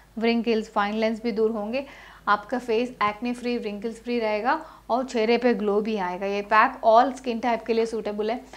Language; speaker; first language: Hindi; non-native, local second language; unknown